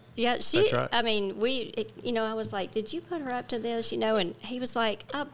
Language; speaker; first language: English; native; English